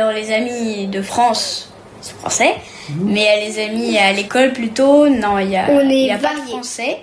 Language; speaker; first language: French; early bilingual, heritage; French